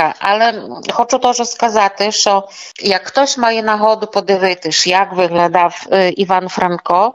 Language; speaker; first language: Ukrainian; early bilingual, heritage; Ukrainian